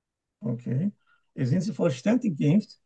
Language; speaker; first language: German; non-native, learner; Turkish